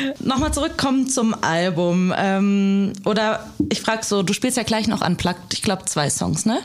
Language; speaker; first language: German; native; German